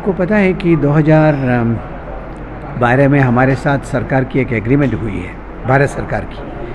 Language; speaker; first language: Hindi; native; Hindi